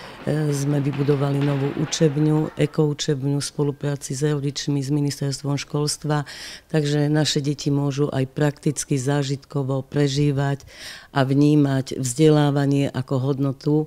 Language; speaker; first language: Slovak; native; Slovak